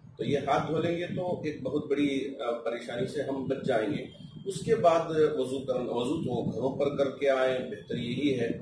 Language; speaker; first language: Hindi; non-native, local second language; Urdu